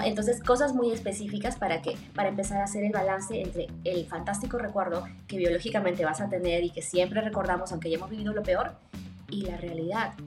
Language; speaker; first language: Spanish; native; Spanish